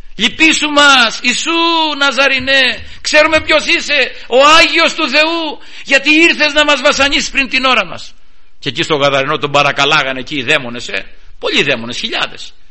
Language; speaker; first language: Greek; native; Greek